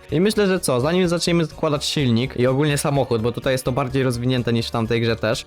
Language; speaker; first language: Polish; native; Polish